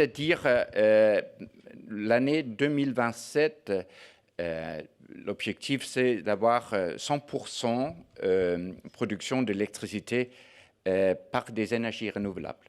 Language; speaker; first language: French; non-native, fluent; Danish